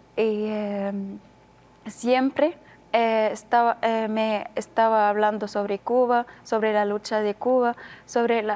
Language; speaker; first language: Spanish; non-native, learner; Arabic